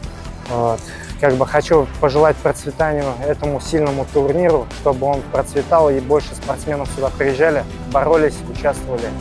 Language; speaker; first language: Russian; non-native, fluent; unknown